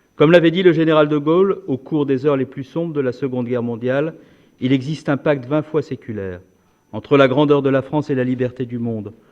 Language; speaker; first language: French; native; French